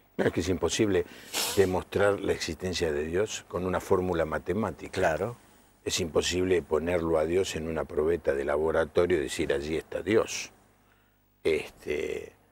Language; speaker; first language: Spanish; native; Spanish